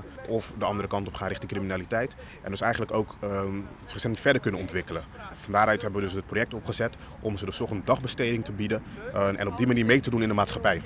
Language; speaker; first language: Dutch; native; Dutch